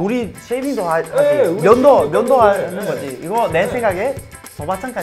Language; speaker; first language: Korean; non-native, learner; Portuguese